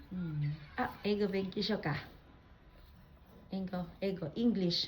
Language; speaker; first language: Japanese; non-native, fluent; Filipino